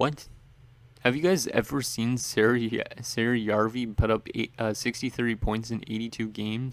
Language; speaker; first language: English; native; English